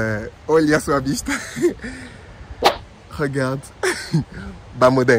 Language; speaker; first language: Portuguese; non-native, fluent; French